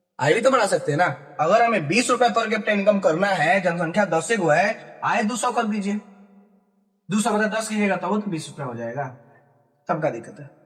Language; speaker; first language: Hindi; native; Hindi